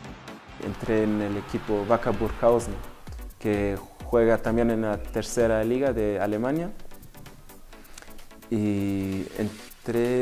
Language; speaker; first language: Spanish; early bilingual, heritage; Spanish